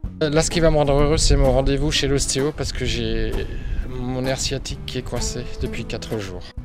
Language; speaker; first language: French; native; French